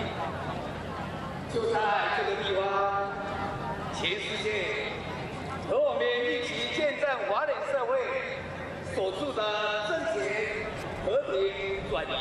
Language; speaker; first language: Chinese; native; Chinese